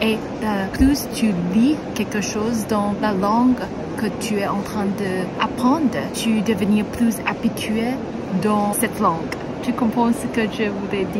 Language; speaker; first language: French; non-native, learner; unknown